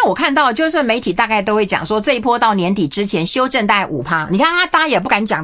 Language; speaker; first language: Chinese; native; Chinese